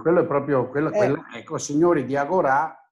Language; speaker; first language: Italian; native; Italian